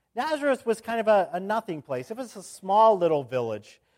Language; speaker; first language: English; native; English